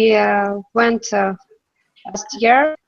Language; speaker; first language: English; non-native, learner; Russian